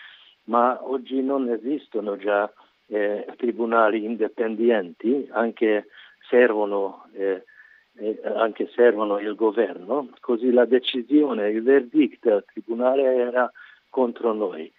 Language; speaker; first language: Italian; non-native, learner; Hungarian